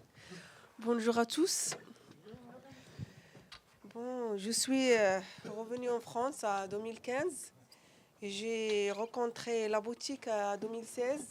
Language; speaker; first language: French; non-native, learner; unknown